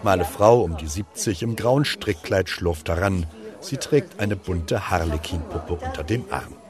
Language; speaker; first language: German; native; German